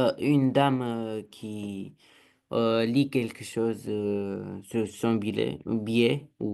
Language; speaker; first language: French; non-native, learner; Romanian